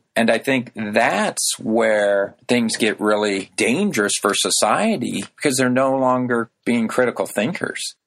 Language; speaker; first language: English; native; English